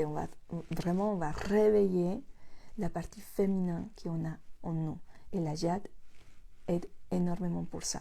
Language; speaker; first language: French; non-native, fluent; Spanish